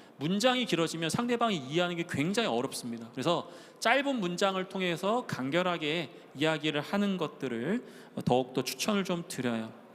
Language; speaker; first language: Korean; native; Korean